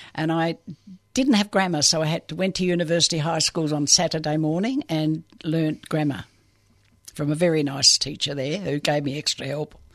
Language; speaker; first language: English; native; English